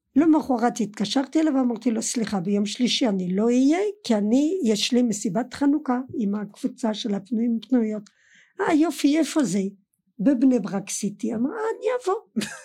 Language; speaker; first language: Hebrew; non-native, fluent; French